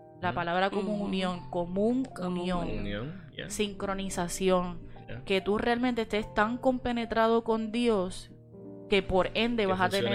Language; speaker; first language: Spanish; native; Spanish